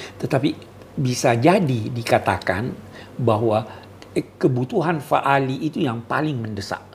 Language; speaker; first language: Indonesian; native; Indonesian